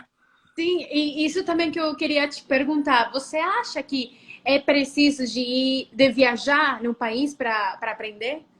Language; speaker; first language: Portuguese; non-native, fluent; Spanish